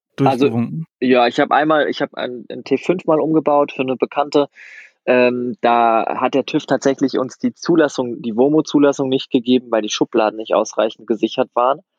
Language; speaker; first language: German; native; German